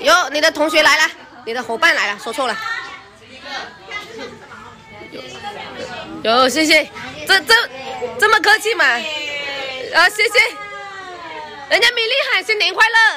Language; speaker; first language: Chinese; native; Chinese